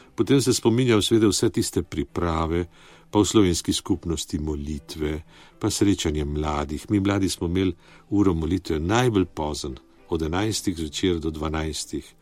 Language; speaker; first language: Slovenian; early bilingual, heritage; Slovenian